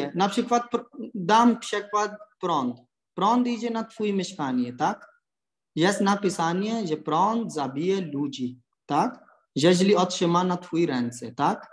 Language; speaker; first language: Polish; non-native, learner; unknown